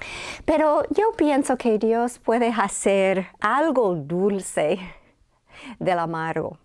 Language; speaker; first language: Spanish; non-native, fluent; English